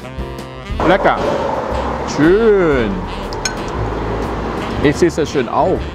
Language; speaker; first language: German; non-native, learner; Thai